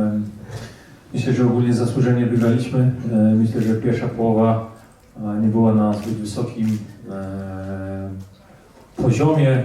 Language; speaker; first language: Polish; early bilingual, heritage; Polish